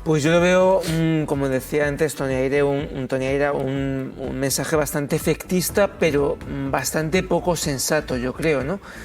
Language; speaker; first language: Spanish; native; Spanish